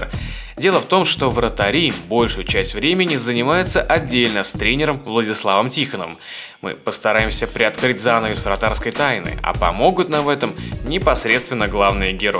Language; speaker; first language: Russian; native; Russian